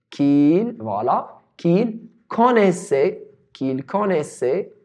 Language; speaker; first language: French; non-native, local second language; Arabic